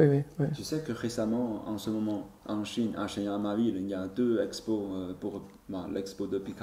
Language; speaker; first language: French; non-native, learner; Chinese